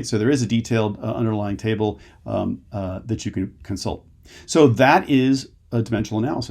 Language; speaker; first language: English; native; English